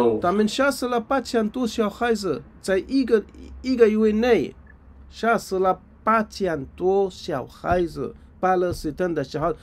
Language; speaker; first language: Chinese; non-native, fluent; Arabic